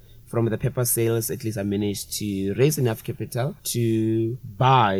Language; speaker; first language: English; non-native, local second language; Tswana